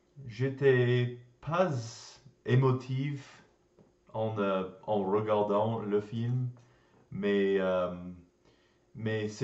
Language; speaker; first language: French; non-native, learner; English